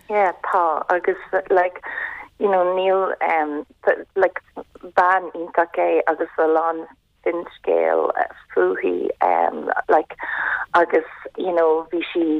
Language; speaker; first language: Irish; non-native, local second language; English